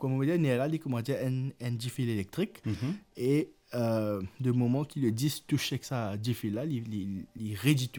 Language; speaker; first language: French; non-native, local second language; Morisyen